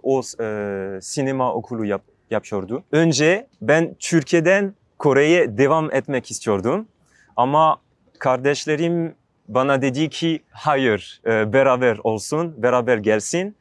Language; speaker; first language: Turkish; non-native, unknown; French